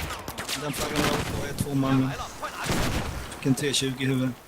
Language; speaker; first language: Swedish; native; Swedish